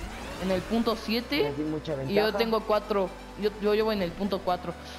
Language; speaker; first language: Spanish; native; Spanish